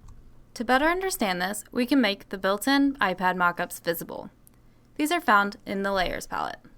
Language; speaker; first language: English; native; English